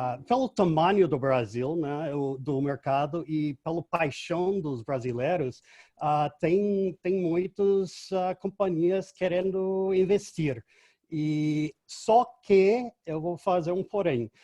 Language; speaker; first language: Portuguese; non-native, fluent; English